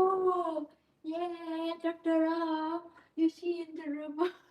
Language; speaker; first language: English; non-native, learner; Vietnamese